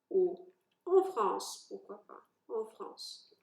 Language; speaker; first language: French; non-native, fluent; Polish